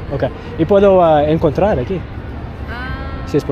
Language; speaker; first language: Spanish; non-native, learner; English